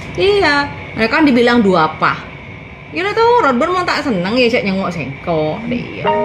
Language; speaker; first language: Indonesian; non-native, local second language; Madurese